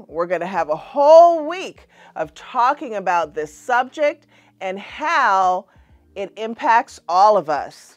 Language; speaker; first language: English; native; English